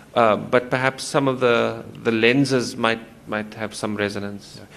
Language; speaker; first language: English; native; English